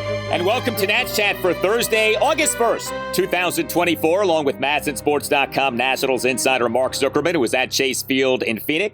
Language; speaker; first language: English; native; English